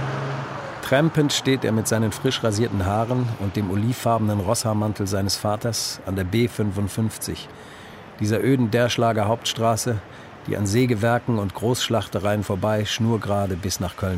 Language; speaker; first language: German; native; German